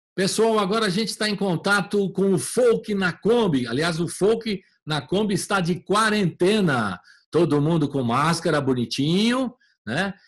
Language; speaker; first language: Portuguese; native; Portuguese